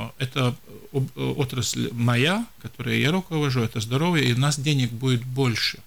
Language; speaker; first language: Russian; non-native, local second language; Latvian